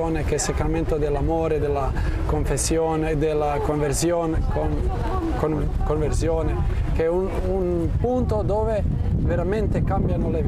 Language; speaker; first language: Italian; non-native, fluent; Croatian